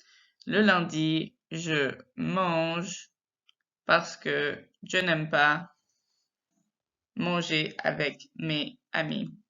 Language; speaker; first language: French; non-native, fluent; English